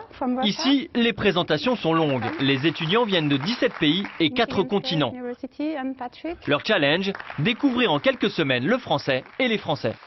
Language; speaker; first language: French; native; French